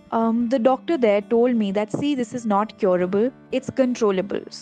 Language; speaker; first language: English; non-native, local second language; Hindi